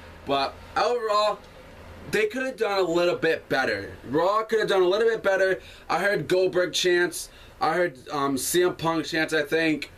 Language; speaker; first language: English; native; English